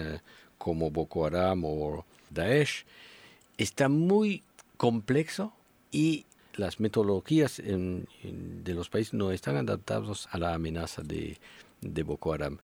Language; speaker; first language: Spanish; non-native, fluent; French